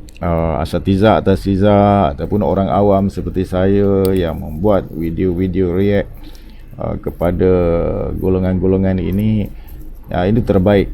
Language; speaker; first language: Malay; native; Malay